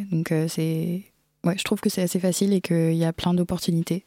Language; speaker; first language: French; native; French